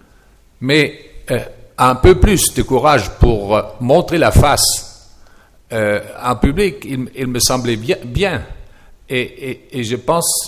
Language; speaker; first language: French; non-native, fluent; German